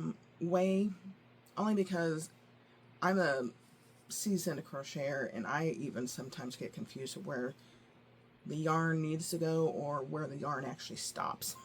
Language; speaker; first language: English; native; English